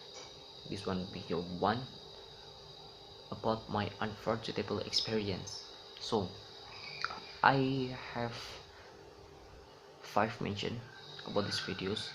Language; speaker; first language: English; non-native, learner; Indonesian